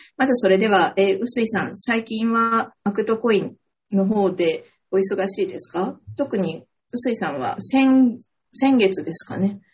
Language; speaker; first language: Japanese; native; Japanese